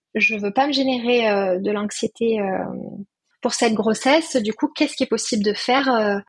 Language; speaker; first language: French; native; French